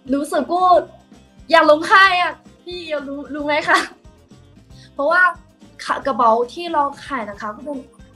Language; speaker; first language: Thai; non-native, fluent; Chinese